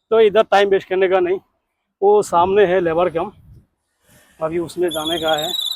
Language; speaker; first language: Hindi; non-native, local second language; Rangpuri